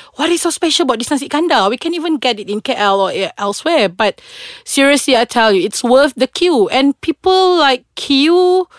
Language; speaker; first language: English; non-native, local second language; Malay